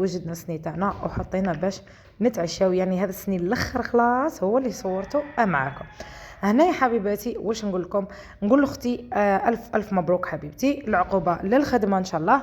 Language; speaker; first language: Arabic; native; Arabic